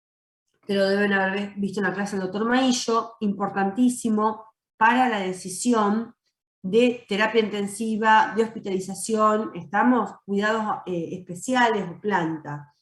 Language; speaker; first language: Spanish; native; Spanish